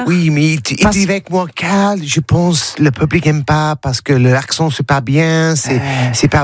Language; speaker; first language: French; non-native, learner; English